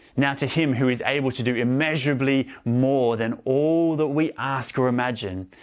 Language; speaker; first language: English; native; English